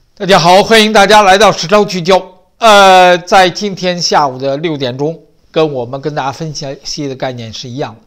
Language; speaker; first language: Chinese; native; Chinese